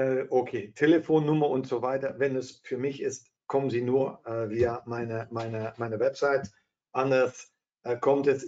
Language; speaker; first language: German; non-native, fluent; Dutch